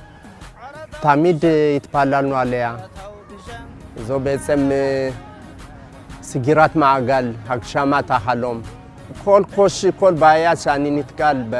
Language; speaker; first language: Hebrew; non-native, fluent; Amharic